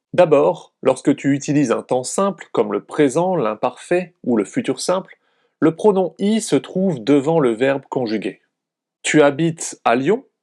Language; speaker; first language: French; native; French